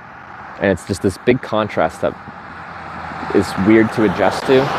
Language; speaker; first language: English; native; English